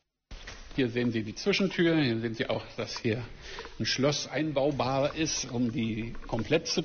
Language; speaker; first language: German; native; German